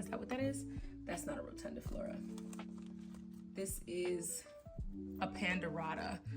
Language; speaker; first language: English; native; English